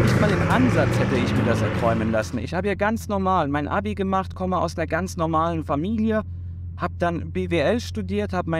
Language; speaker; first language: German; native; German